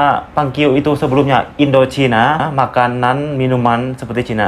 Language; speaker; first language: Indonesian; non-native, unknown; Lao